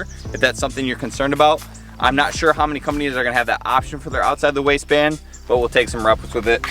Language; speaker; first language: English; native; English